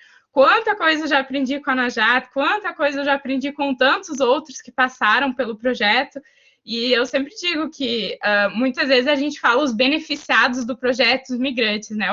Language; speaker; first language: Portuguese; native; Portuguese